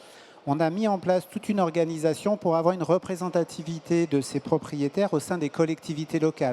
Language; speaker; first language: French; native; French